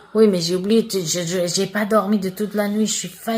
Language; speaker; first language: French; non-native, learner; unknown